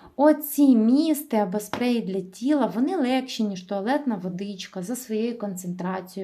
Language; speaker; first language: Ukrainian; native; Ukrainian